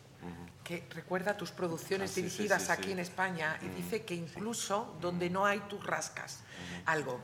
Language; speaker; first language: Spanish; native; Spanish